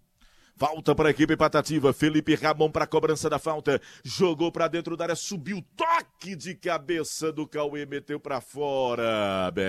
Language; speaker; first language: Portuguese; native; Portuguese